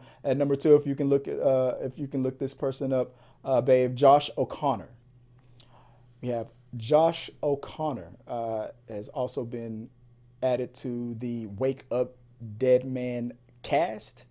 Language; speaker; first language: English; native; English